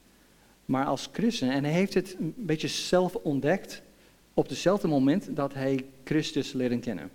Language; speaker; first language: Dutch; non-native, fluent; English